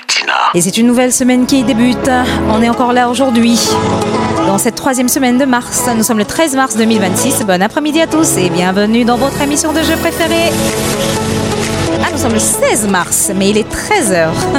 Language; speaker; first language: French; native; French